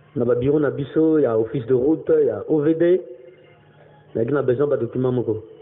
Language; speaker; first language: Lingala; non-native, local second language; Kongo